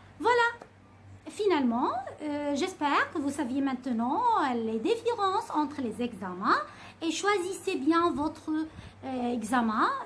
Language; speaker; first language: French; non-native, fluent; Arabic